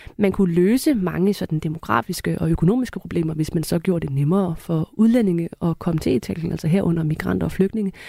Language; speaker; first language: Danish; native; Danish